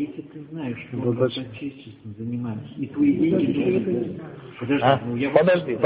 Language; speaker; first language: Russian; native; Russian